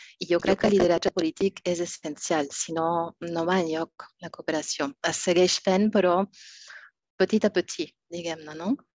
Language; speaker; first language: Catalan; non-native, fluent; French